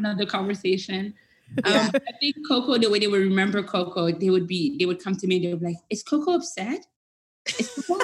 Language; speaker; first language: English; non-native, fluent; French